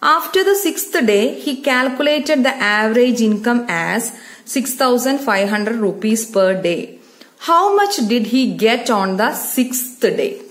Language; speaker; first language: English; non-native, local second language; Malayalam